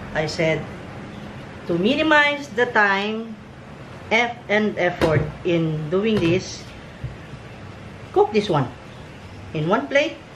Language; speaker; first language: English; non-native, local second language; Filipino